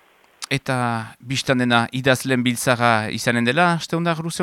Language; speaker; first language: Basque; native; Basque